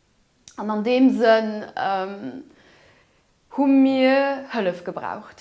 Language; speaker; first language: German; non-native, local second language; Luxembourgish